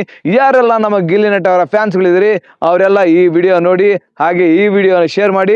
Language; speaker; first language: Kannada; native; Kannada